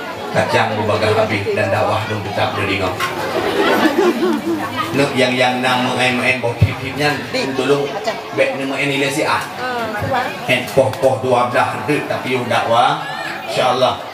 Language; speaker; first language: Indonesian; non-native, local second language; Achinese